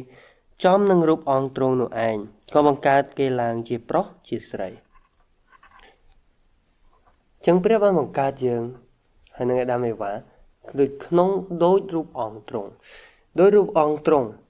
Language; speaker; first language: Khmer; native; Khmer